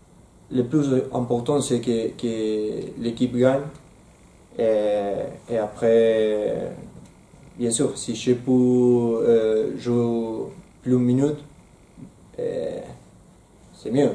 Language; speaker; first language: French; non-native, learner; Spanish